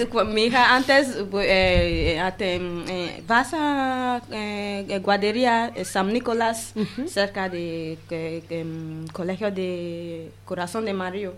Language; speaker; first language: Spanish; non-native, learner; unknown